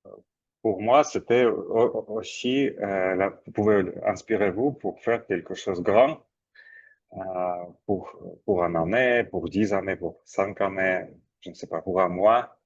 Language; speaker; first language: French; non-native, learner; Armenian